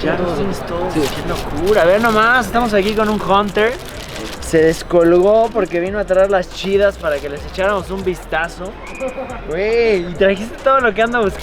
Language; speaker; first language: Spanish; native; Spanish